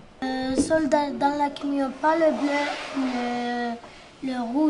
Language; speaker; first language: French; non-native, learner; Arabic